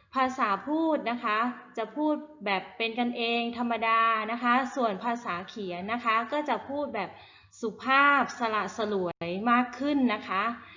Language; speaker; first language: Thai; native; Thai